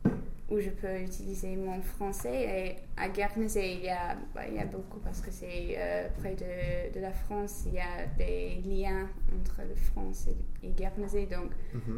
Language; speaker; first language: French; non-native, fluent; English